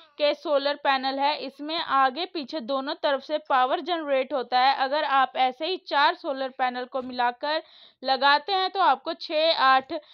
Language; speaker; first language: Hindi; native; Hindi